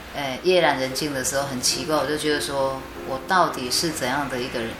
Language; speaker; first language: Chinese; native; Chinese